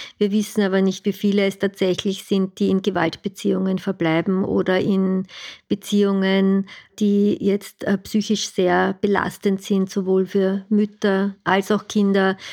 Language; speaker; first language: German; native; German